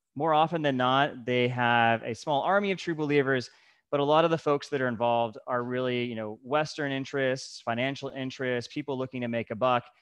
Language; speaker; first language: English; native; English